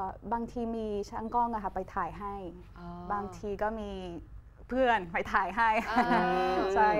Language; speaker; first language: Thai; non-native, fluent; Portuguese